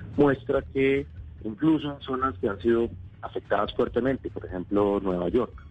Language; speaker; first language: Spanish; native; Spanish